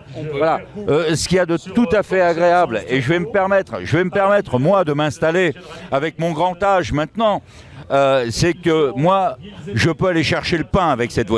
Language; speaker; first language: French; native; French